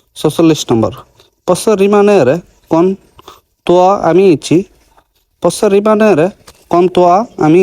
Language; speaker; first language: Italian; non-native, learner; Bangla